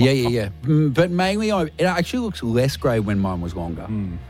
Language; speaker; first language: English; native; English